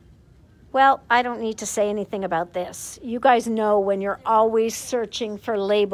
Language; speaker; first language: English; native; English